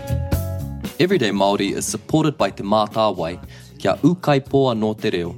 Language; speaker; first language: Māori; non-native, local second language; English